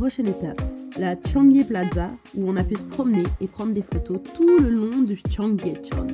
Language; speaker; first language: French; native; French